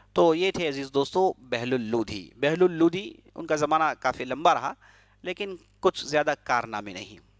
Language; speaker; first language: Urdu; native; Urdu